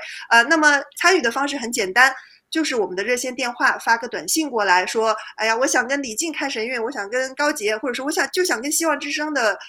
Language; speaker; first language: Chinese; native; Chinese